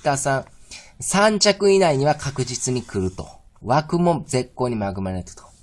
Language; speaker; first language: Japanese; native; Japanese